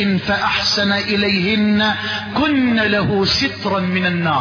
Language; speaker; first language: Arabic; native; Arabic